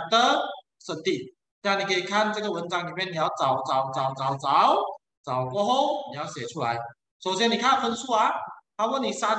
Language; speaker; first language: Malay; non-native, local second language; Chinese